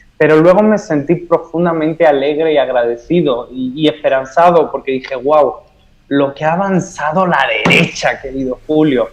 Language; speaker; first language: Spanish; native; Spanish